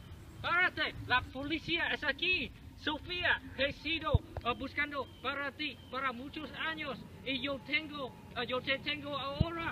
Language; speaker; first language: Spanish; non-native, learner; English